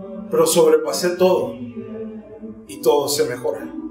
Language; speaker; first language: Spanish; early bilingual, heritage; Spanish